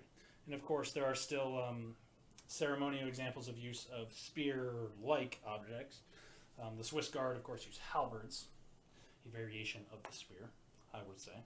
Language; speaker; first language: English; native; English